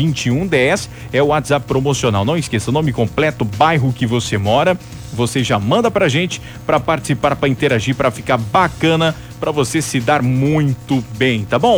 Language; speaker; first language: Portuguese; native; Portuguese